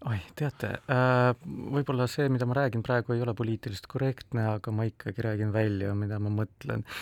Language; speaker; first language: Estonian; non-native, local second language; Russian